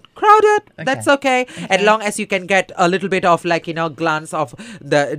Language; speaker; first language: English; non-native, local second language; Tamil